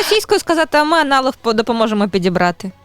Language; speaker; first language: Ukrainian; native; Ukrainian